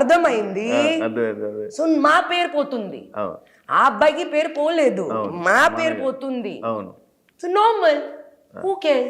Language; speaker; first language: Telugu; non-native, learner; Hindi